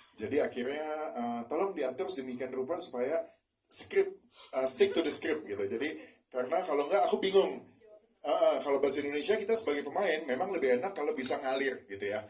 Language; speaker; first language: Indonesian; native; Indonesian